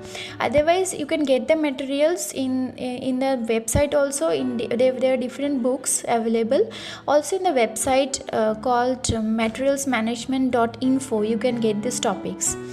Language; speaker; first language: English; non-native, local second language; Bangla